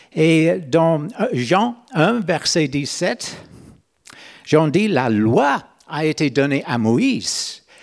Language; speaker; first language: French; non-native, fluent; English